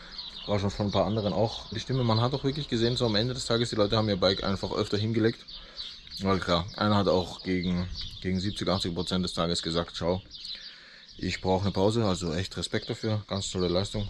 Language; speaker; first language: German; native; German